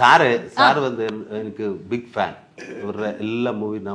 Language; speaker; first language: Tamil; non-native, learner; Malayalam